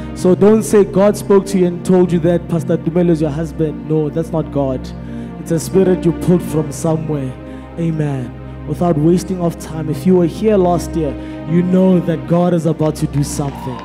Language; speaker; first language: English; non-native, local second language; Zulu